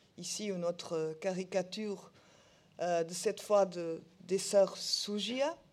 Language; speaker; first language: French; non-native, learner; Portuguese